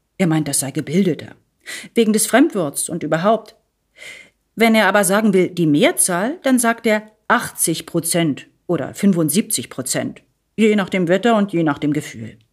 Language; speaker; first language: German; early bilingual, other home language; Italian